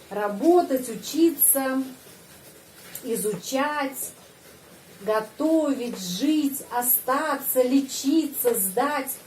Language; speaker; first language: Russian; non-native, fluent; Indonesian